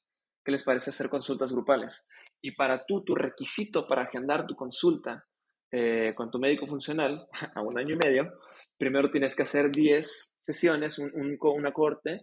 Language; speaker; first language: Spanish; native; Spanish